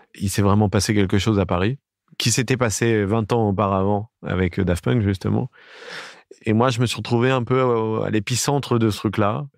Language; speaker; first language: French; native; French